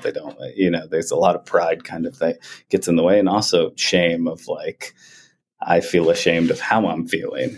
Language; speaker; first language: English; native; English